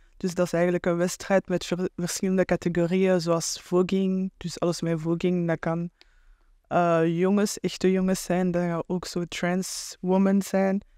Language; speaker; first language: Dutch; non-native, local second language; French